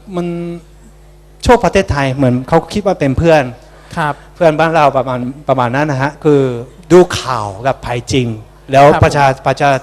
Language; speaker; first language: Thai; non-native, fluent; Japanese